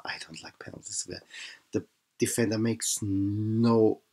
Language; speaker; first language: English; non-native, fluent; German